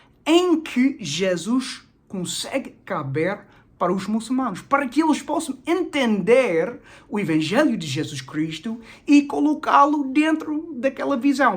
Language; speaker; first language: Portuguese; non-native, fluent; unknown